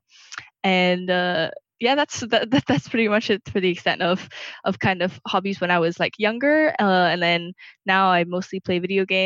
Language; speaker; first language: English; native; English